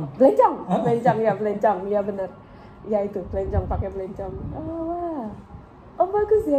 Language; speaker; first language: Indonesian; early bilingual, heritage; English